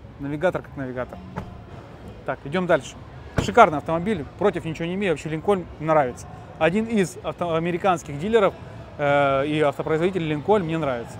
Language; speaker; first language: Russian; native; Russian